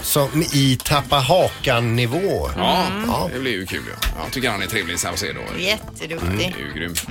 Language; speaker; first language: Swedish; native; Swedish